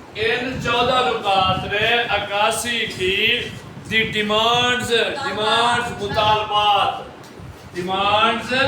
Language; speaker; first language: Urdu; non-native, local second language; Punjabi